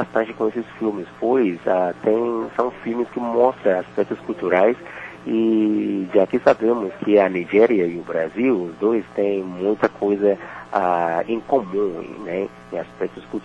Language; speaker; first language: Portuguese; non-native, fluent; Yoruba